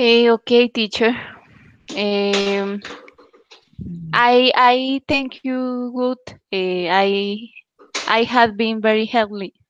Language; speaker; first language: English; non-native, learner; Spanish